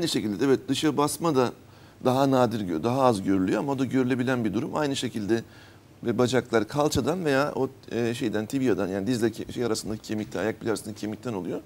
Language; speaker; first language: Turkish; native; Turkish